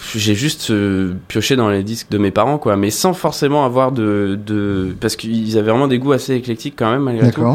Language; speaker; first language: French; native; French